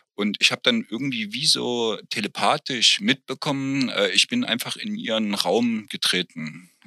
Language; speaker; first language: German; native; German